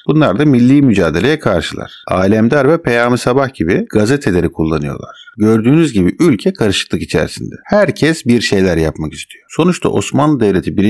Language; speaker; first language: Turkish; native; Turkish